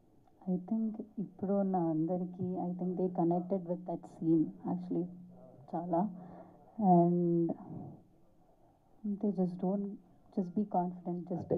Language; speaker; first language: Telugu; non-native, learner; Malayalam